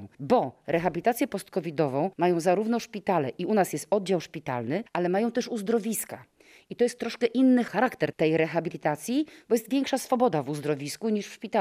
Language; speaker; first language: Polish; native; Polish